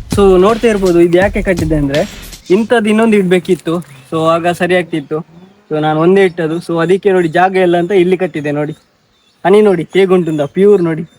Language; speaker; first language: Kannada; non-native, local second language; Tulu